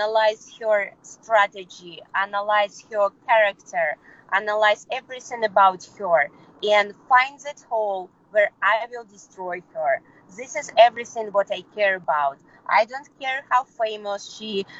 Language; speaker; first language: English; non-native, fluent; Russian